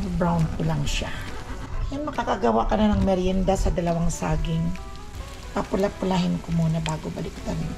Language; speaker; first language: Filipino; non-native, local second language; Aklanon